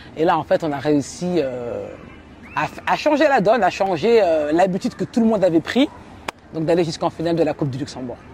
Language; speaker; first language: French; native; French